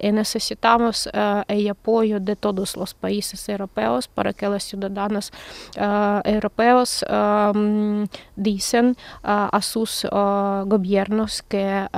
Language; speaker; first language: Spanish; non-native, learner; Ukrainian